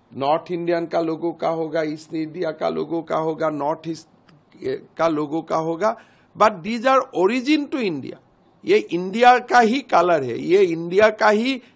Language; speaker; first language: Hindi; non-native, local second language; Assamese